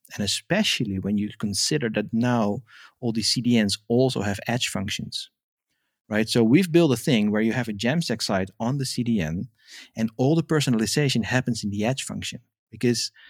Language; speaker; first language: English; non-native, fluent; Dutch